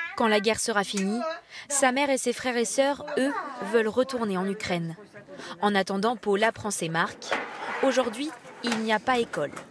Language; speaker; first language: French; native; French